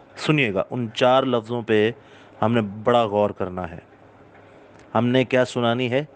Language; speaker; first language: Urdu; non-native, local second language; Punjabi